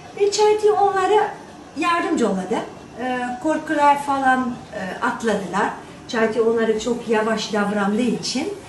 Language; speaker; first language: Turkish; non-native, fluent; Dutch